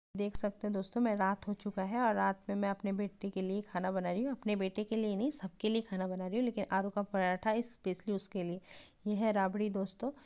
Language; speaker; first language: Hindi; native; Hindi